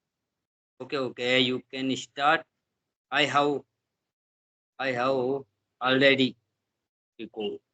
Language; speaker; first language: English; non-native, learner; Hindi